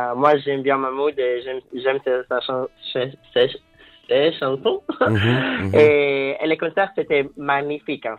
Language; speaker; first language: French; non-native, fluent; Italian